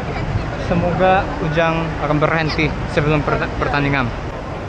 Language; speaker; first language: Indonesian; non-native, fluent; Japanese